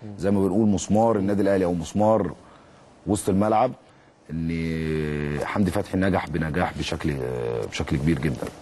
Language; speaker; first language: Egyptian Arabic; native; Egyptian Arabic